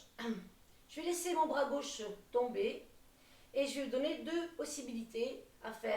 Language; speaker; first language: French; native; French